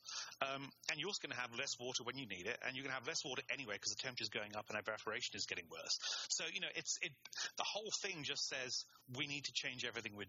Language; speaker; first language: English; native; English